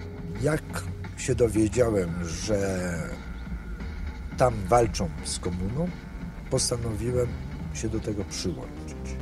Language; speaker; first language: Polish; native; Polish